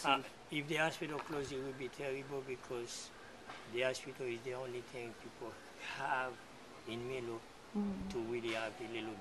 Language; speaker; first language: English; non-native, fluent; Haitian Creole